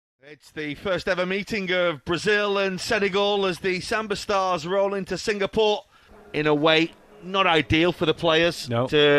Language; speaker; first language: English; native; English